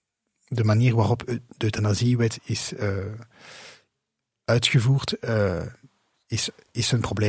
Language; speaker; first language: Dutch; non-native, local second language; French